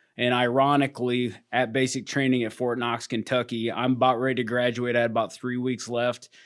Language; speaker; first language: English; native; English